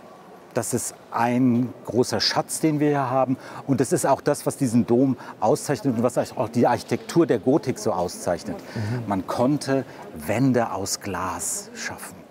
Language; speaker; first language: German; native; German